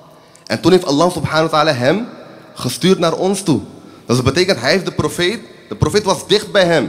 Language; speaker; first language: Dutch; early bilingual, other home language; Urdu